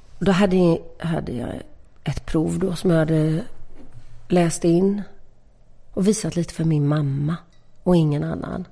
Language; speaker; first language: Swedish; native; Swedish